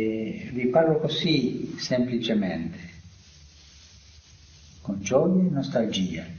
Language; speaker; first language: Italian; non-native, fluent; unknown